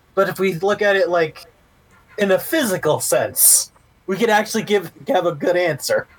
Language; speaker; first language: English; early bilingual, heritage; Spanish